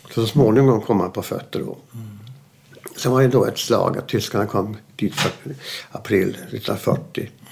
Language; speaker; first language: Swedish; early bilingual, other home language; German